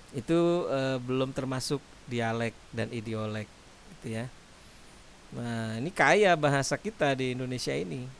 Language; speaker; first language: Indonesian; native; Indonesian